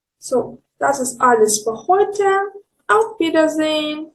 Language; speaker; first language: German; non-native, learner; Ukrainian